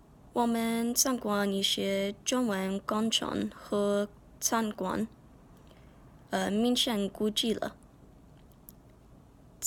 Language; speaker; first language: Chinese; non-native, learner; English